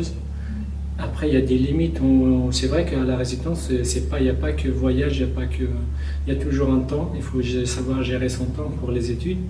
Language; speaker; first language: French; non-native, local second language; Kabyle